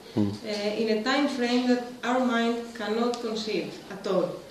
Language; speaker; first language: English; non-native, fluent; Greek